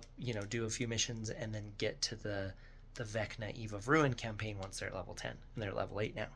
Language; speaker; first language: English; native; English